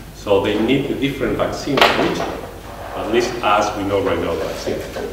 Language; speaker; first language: English; non-native, fluent; Spanish